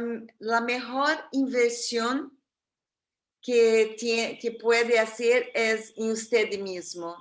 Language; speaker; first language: Spanish; non-native, fluent; Portuguese